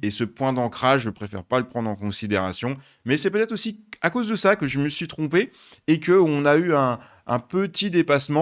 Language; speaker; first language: French; native; French